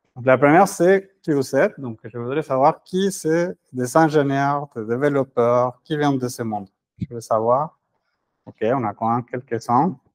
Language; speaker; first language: French; non-native, fluent; Spanish